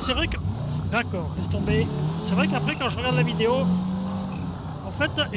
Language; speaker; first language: French; native; French